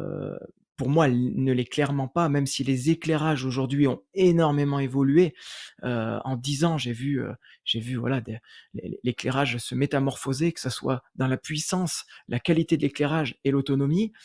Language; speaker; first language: French; native; French